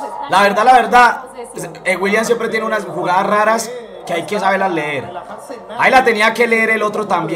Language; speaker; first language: Spanish; native; Spanish